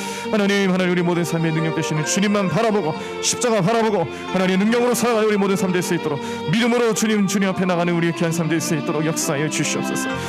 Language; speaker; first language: Korean; native; Korean